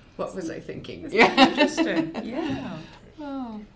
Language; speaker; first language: English; native; English